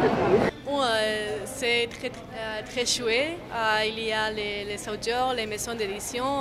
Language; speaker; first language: French; non-native, fluent; Spanish